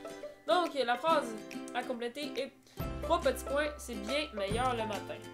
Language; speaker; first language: French; native; French